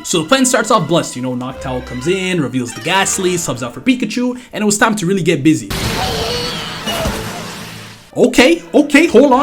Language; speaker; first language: English; native; English